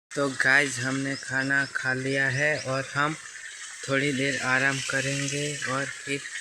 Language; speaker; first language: Hindi; non-native, local second language; Gujarati